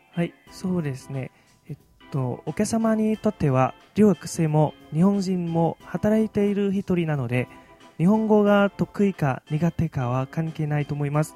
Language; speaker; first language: Japanese; non-native, fluent; Vietnamese